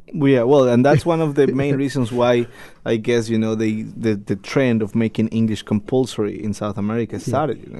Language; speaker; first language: English; non-native, fluent; Spanish